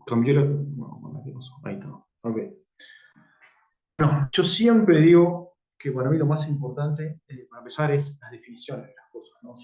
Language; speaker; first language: Spanish; native; Spanish